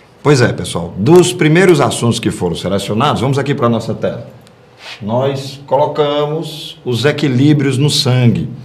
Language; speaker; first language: Portuguese; native; Portuguese